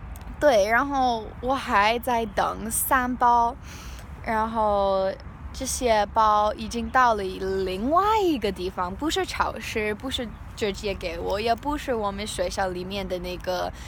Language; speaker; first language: Chinese; non-native, learner; English